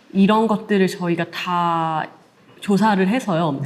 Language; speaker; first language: Korean; native; Korean